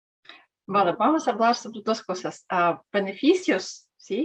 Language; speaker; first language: Spanish; non-native, learner; Russian